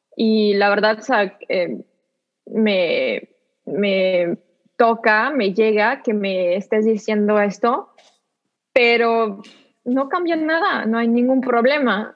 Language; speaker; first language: Spanish; non-native, fluent; French